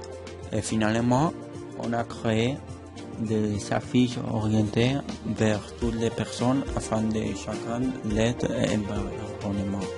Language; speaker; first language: French; non-native, learner; Spanish